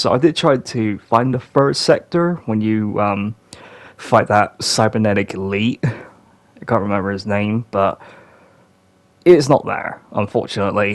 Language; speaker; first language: English; native; English